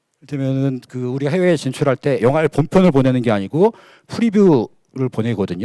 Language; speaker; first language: Korean; native; Korean